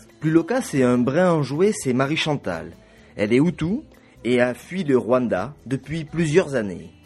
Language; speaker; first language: French; native; French